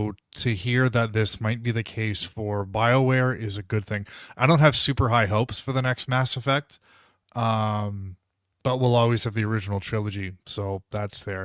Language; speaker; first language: English; native; English